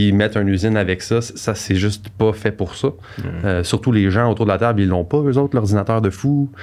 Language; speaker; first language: French; native; French